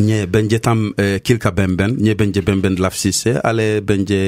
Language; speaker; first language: Polish; non-native, learner; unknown